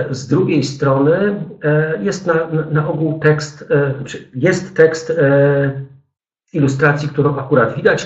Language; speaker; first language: Polish; native; Polish